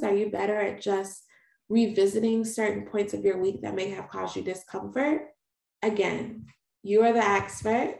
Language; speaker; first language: English; native; English